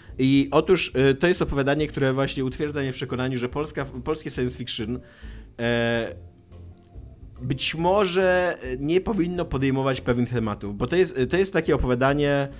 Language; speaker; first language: Polish; native; Polish